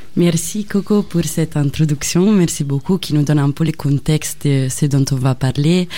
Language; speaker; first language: French; native; French